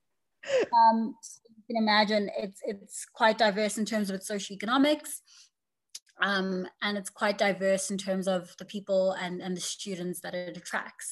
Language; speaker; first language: English; native; English